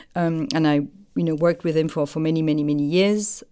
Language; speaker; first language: English; non-native, fluent; French